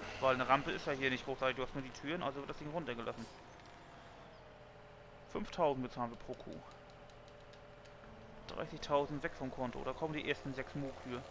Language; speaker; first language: German; native; German